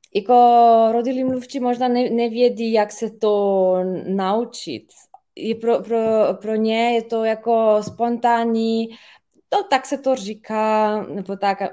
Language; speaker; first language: Czech; non-native, fluent; Slovenian